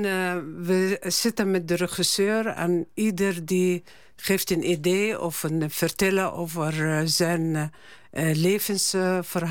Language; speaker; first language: Dutch; non-native, learner; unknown